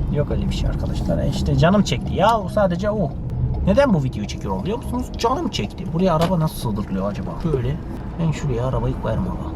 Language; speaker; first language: Turkish; early bilingual, heritage; Turkish